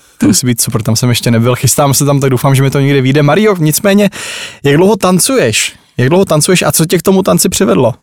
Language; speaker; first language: Czech; native; Czech